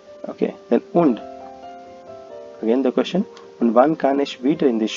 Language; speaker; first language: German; non-native, fluent; Hindi